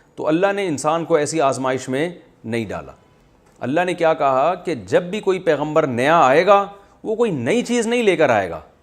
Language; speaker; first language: Urdu; non-native, local second language; Pashto